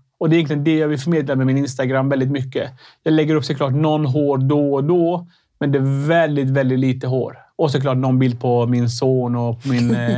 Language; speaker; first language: Swedish; early bilingual, other home language; Arabic